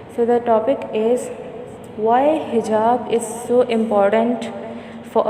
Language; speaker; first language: English; non-native, local second language; Urdu